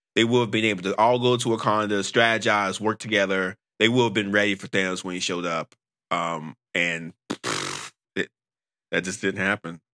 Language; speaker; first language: English; native; English